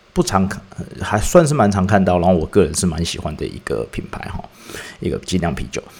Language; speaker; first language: Chinese; native; Chinese